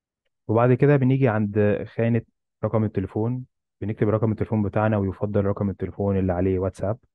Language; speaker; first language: Arabic; native; Arabic